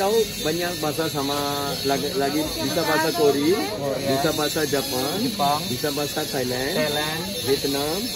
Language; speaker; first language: Indonesian; non-native, learner; Hindi